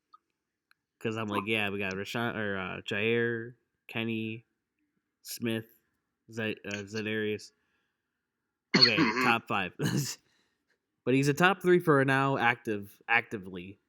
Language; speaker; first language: English; native; English